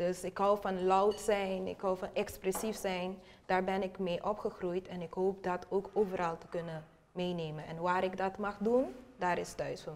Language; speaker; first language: Dutch; non-native, local second language; Papiamento